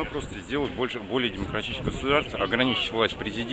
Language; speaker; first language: Russian; native; Russian